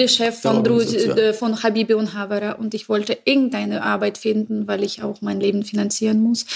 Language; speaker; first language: German; non-native, learner; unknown